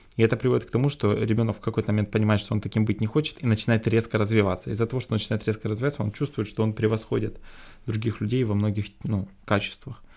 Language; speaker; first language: Russian; native; Russian